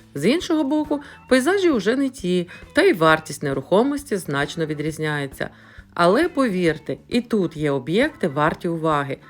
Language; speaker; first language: Ukrainian; native; Ukrainian